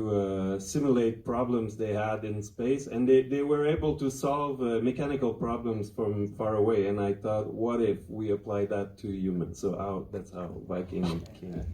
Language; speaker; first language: English; non-native, fluent; French